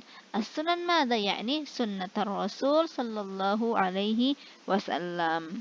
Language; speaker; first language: Arabic; non-native, fluent; Indonesian